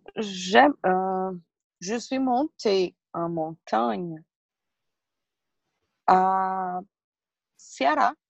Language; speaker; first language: French; non-native, learner; Portuguese